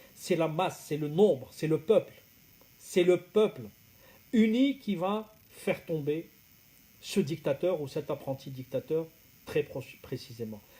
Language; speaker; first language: French; non-native, local second language; Arabic